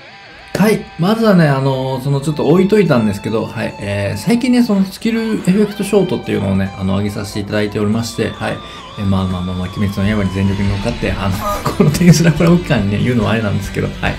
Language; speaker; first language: Japanese; native; Japanese